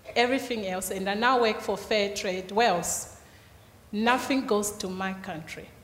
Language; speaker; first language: English; non-native, local second language; Shona